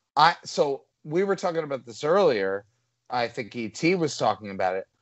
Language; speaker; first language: English; native; English